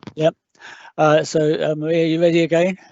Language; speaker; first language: English; native; English